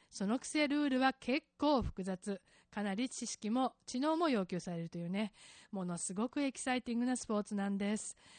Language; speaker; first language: Japanese; native; Japanese